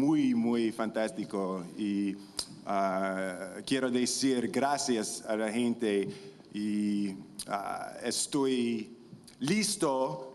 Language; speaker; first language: Spanish; non-native, learner; English